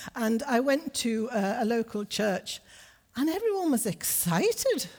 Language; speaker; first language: English; native; English